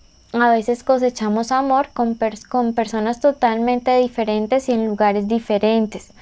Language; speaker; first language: Spanish; native; Spanish